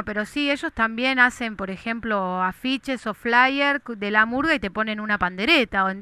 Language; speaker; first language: Spanish; native; Spanish